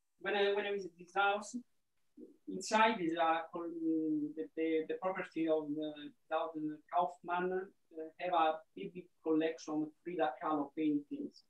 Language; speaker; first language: English; non-native, learner; Italian